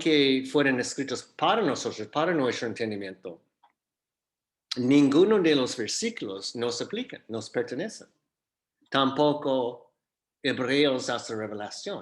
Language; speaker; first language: Spanish; non-native, fluent; English